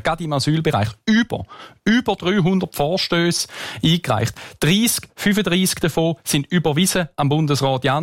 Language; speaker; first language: German; native; German